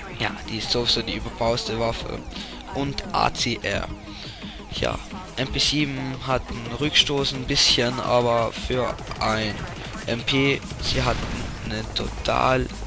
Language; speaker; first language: German; native; German